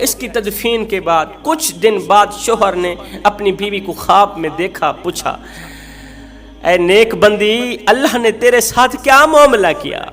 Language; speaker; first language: Urdu; native; Urdu